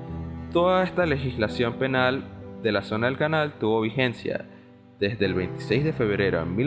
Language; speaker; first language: Spanish; native; Spanish